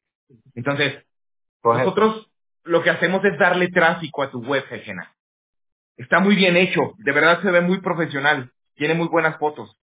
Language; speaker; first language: Spanish; native; Spanish